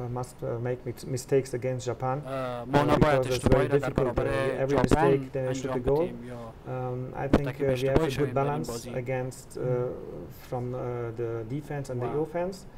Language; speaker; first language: English; non-native, fluent; German